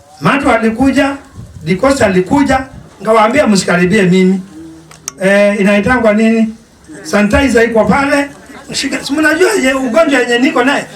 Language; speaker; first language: Swahili; non-native, local second language; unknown